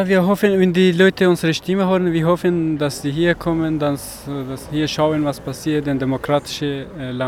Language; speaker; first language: German; non-native, learner; Persian